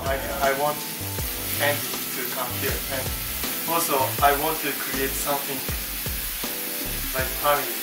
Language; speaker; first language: English; non-native, learner; Japanese